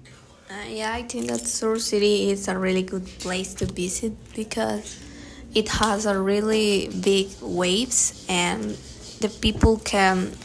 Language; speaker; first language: English; non-native, learner; Spanish